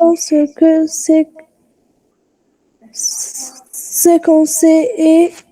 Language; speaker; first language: French; non-native, local second language; Arabic